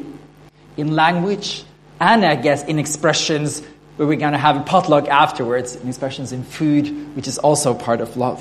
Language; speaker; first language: English; non-native, fluent; Norwegian